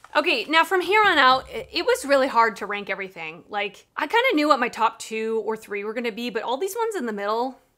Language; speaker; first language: English; native; English